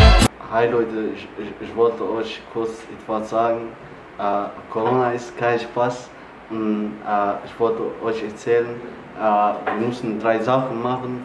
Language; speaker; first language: German; non-native, learner; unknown